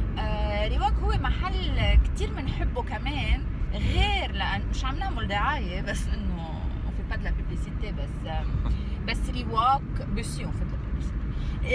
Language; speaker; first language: Arabic; native; Arabic